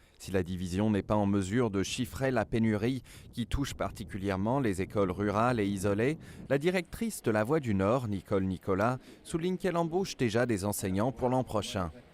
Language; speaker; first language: French; native; French